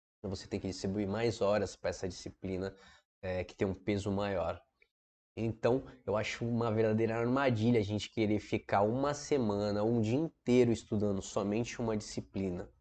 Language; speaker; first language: Portuguese; native; Portuguese